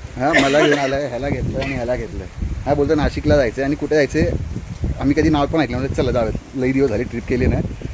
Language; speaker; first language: Marathi; non-native, local second language; Hindi